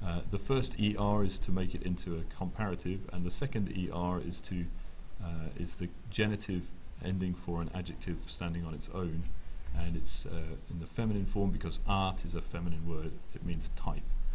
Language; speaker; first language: English; native; English